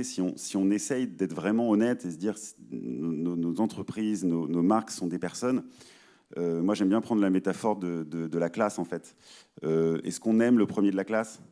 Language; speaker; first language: French; native; French